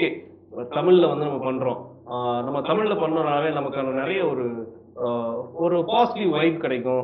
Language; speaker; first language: Tamil; native; Tamil